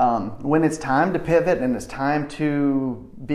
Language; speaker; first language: English; native; English